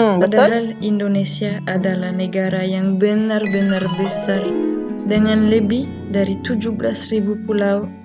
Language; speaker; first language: Indonesian; non-native, fluent; French